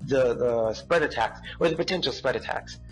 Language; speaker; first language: English; native; English